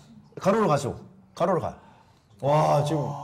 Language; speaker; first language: Korean; native; Korean